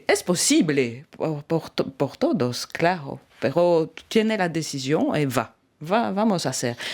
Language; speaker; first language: Spanish; non-native, fluent; French